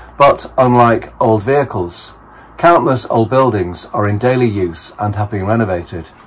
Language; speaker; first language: English; native; English